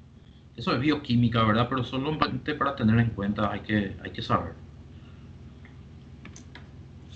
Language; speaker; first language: Spanish; native; Spanish